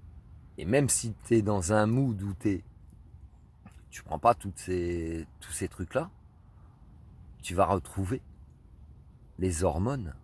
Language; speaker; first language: French; native; French